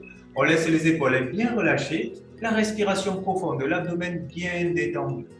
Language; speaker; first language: French; native; French